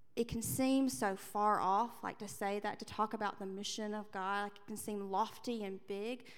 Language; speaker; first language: English; native; English